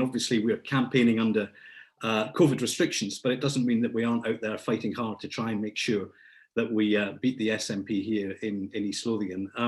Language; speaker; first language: English; native; English